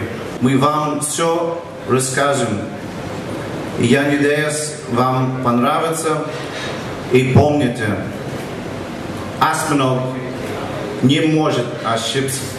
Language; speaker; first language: Russian; non-native, learner; English